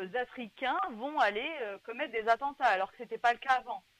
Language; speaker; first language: French; native; French